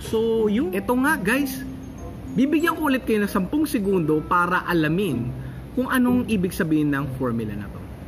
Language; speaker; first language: Filipino; native; Filipino